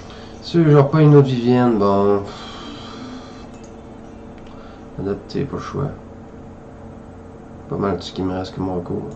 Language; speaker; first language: French; native; French